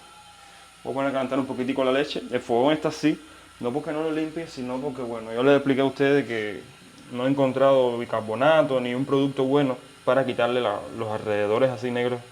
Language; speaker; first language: Spanish; native; Spanish